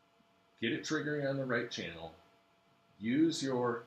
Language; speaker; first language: English; native; English